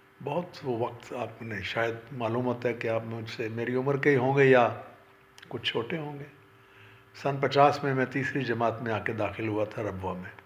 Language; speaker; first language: Urdu; non-native, local second language; Punjabi